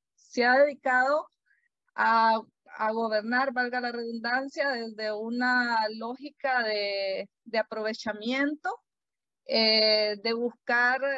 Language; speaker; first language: Spanish; native; Spanish